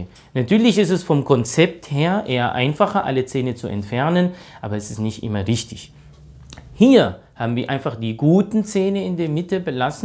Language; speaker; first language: German; native; German